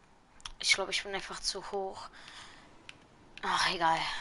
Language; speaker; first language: German; native; German